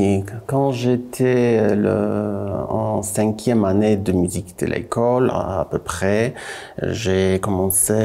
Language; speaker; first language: French; non-native, fluent; Armenian